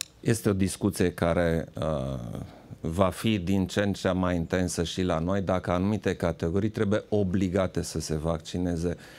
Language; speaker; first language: Romanian; non-native, local second language; German